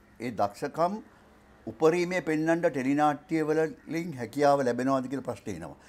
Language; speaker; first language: Sinhala; native; Sinhala